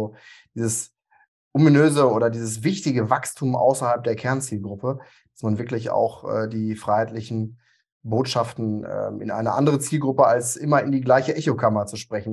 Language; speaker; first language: German; native; German